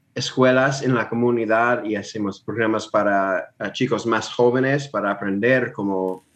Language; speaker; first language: Spanish; non-native, fluent; English